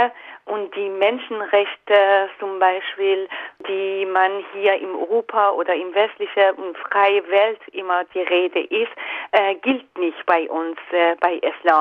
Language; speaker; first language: German; non-native, fluent; Persian